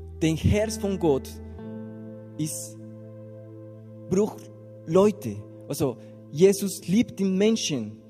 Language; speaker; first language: German; non-native, learner; Spanish